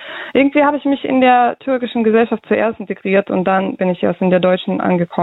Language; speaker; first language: German; early bilingual, other home language; Russian